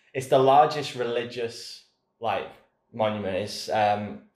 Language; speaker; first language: English; native; English